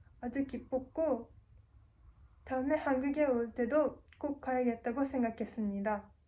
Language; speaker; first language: Korean; non-native, learner; Japanese